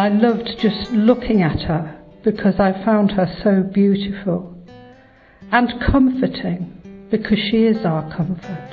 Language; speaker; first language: English; native; English